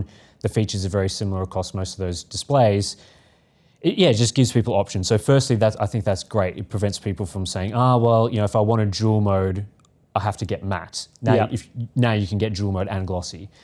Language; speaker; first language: English; native; English